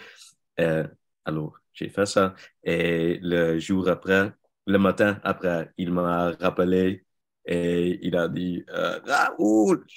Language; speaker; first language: French; non-native, learner; Dutch